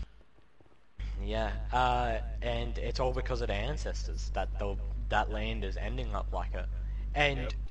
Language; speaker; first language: English; native; English